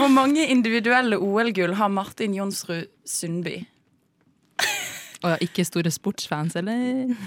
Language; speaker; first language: Norwegian; native; Norwegian